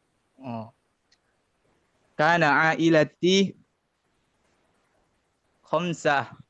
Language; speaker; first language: Arabic; non-native, learner; Indonesian